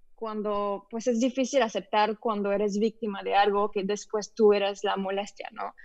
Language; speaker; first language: Spanish; early bilingual, other home language; French